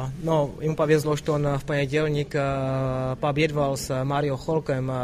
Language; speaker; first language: Russian; non-native, fluent; Czech